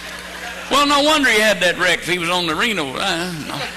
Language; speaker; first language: English; native; English